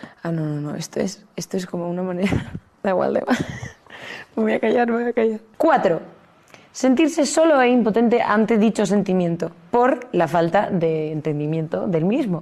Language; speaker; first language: Spanish; native; Spanish